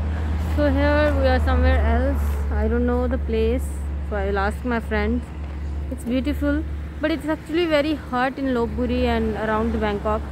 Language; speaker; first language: English; non-native, fluent; Urdu